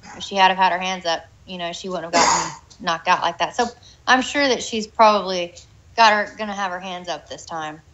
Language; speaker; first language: English; native; English